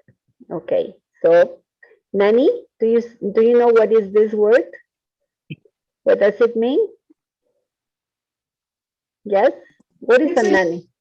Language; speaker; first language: English; non-native, fluent; Spanish